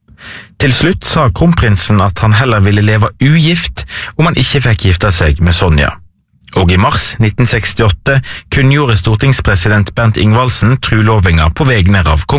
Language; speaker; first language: Norwegian; native; Norwegian